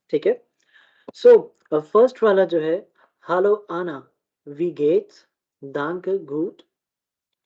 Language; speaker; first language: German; non-native, fluent; Urdu